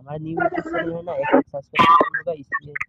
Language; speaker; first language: Hindi; non-native, local second language; Bangla